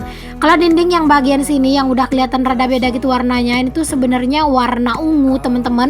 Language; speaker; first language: Indonesian; native; Indonesian